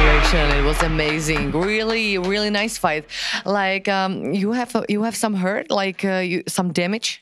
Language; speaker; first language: English; non-native, learner; Czech